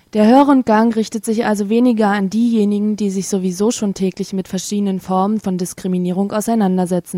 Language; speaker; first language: German; native; German